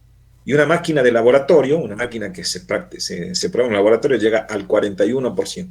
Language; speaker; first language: Spanish; native; Spanish